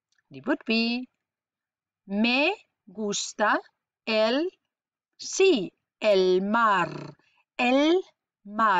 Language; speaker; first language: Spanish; non-native, fluent; English